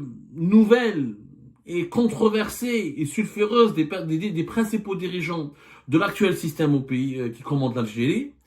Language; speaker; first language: French; non-native, local second language; Arabic